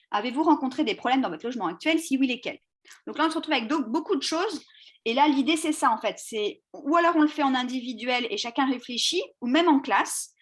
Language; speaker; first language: French; native; French